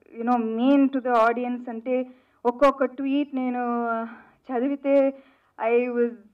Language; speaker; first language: Telugu; non-native, fluent; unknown